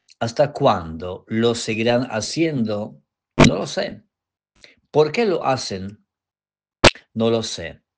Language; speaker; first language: Spanish; non-native, fluent; Polish